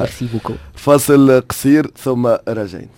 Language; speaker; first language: Arabic; native; Arabic